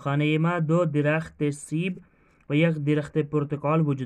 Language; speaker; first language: Persian; non-native, fluent; Urdu